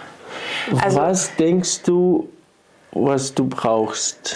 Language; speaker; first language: German; non-native, fluent; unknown